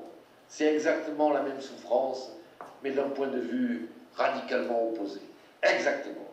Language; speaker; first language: French; native; French